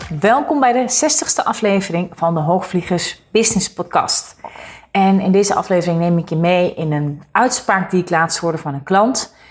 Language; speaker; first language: Dutch; native; Dutch